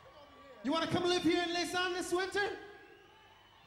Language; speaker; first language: English; native; English